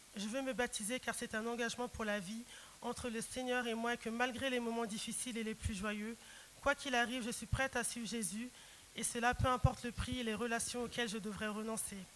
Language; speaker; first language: French; early bilingual, other home language; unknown